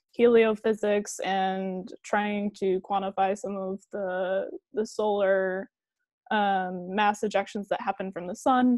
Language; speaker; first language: English; native; English